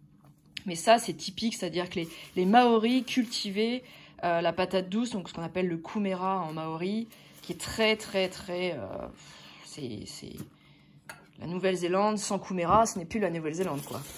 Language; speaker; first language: French; native; French